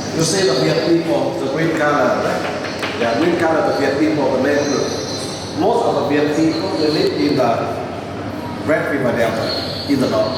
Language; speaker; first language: English; non-native, fluent; Vietnamese